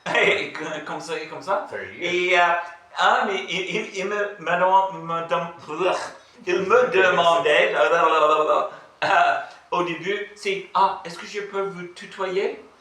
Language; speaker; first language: French; non-native, fluent; English